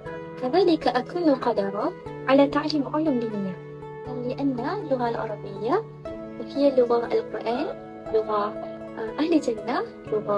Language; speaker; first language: Arabic; non-native, learner; Malay